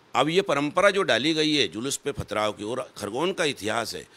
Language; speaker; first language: Hindi; native; Hindi